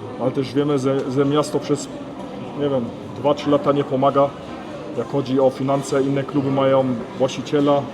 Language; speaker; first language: Polish; early bilingual, heritage; Polish